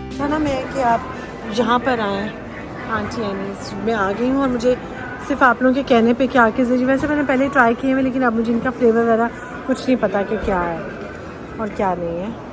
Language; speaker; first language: Urdu; non-native, local second language; Punjabi